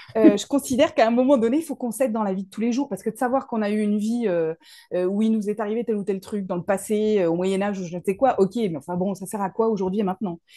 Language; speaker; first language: French; native; French